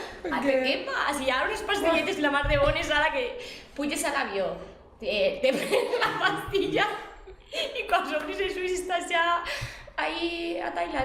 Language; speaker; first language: Catalan; non-native, local second language; Spanish